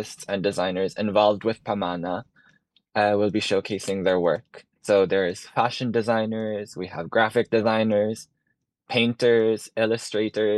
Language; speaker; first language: English; native; English